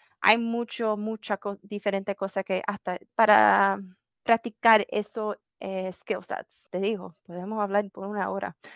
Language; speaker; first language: Spanish; early bilingual, heritage; Spanish